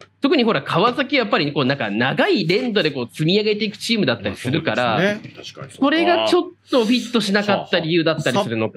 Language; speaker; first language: Japanese; native; Japanese